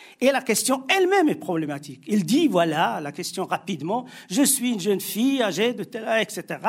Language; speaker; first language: French; non-native, local second language; Arabic